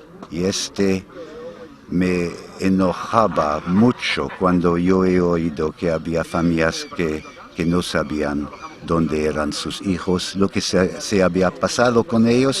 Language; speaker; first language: Spanish; non-native, fluent; English